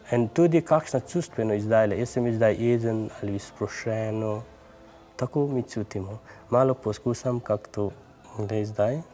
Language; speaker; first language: Slovenian; non-native, learner; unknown